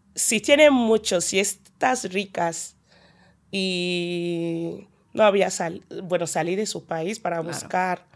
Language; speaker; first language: Spanish; non-native, learner; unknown